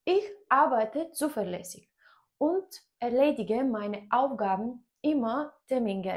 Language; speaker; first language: German; non-native, fluent; Bulgarian